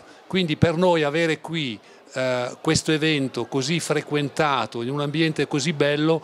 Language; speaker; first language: Italian; native; Italian